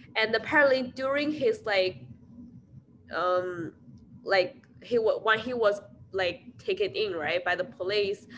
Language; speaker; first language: English; non-native, fluent; Chinese